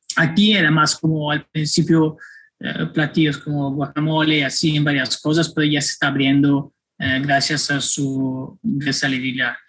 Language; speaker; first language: Spanish; non-native, fluent; Italian